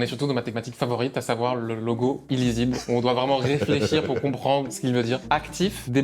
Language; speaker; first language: French; native; French